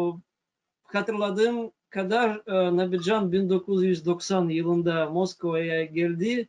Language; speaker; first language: Turkish; non-native, fluent; Russian